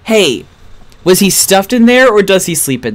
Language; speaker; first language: English; native; English